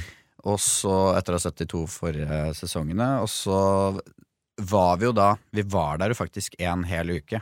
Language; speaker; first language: Norwegian; native; Norwegian